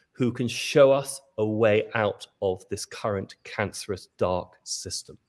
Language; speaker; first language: English; native; English